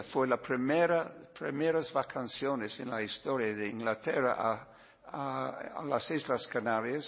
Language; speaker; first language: Spanish; non-native, learner; English